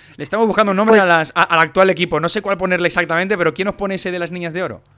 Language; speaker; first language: Spanish; native; Spanish